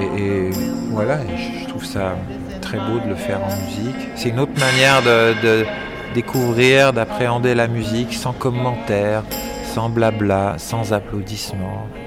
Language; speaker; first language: French; native; French